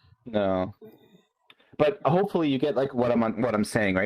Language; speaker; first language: English; native; English